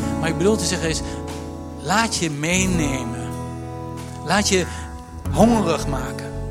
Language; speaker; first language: Dutch; native; Dutch